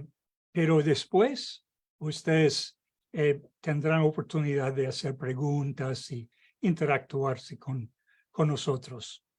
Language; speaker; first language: Spanish; non-native, fluent; English